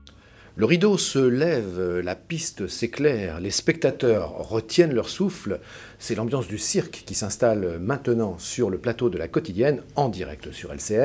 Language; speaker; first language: French; native; French